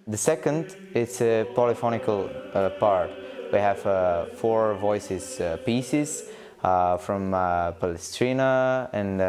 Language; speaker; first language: English; non-native, learner; Bulgarian